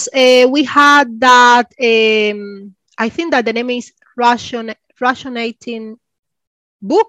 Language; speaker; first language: English; non-native, fluent; Spanish